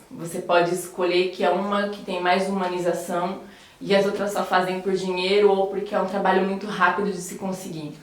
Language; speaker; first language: Portuguese; native; Portuguese